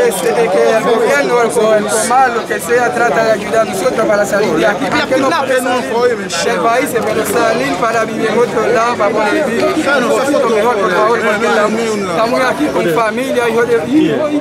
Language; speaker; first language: Spanish; non-native, fluent; Haitian Creole